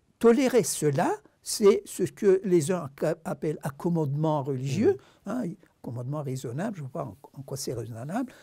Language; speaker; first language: French; non-native, fluent; Turkish